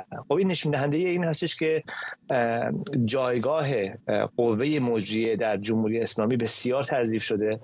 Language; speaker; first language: Persian; native; Persian